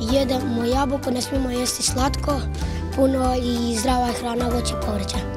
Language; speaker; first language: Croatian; early bilingual, heritage; Croatian